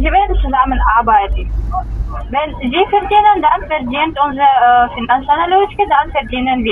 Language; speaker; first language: German; non-native, learner; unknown